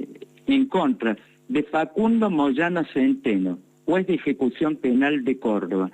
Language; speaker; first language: Spanish; native; Spanish